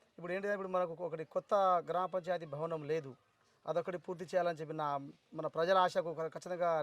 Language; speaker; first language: Telugu; non-native, local second language; Lambadi